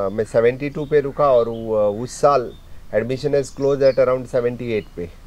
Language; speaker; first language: Hindi; non-native, local second language; Konkani